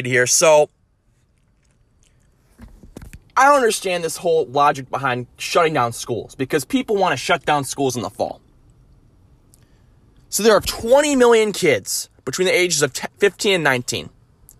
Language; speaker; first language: English; native; English